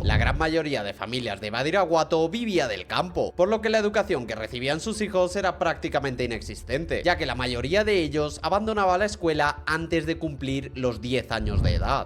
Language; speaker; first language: Spanish; native; Spanish